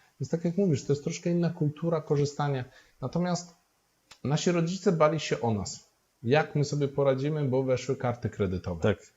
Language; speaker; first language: Polish; native; Polish